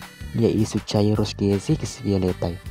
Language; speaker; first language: Russian; non-native, learner; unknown